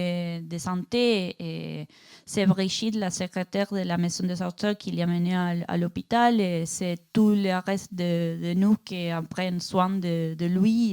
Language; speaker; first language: French; non-native, learner; Spanish